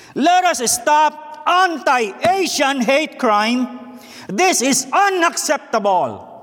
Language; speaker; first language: English; non-native, local second language; Filipino